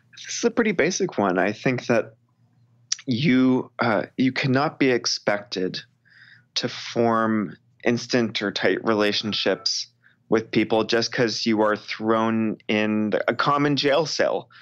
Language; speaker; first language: English; native; English